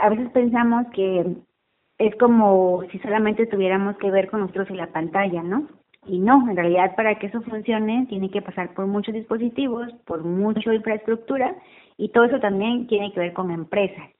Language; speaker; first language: Spanish; native; Spanish